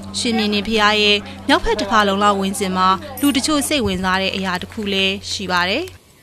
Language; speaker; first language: Burmese; native; Burmese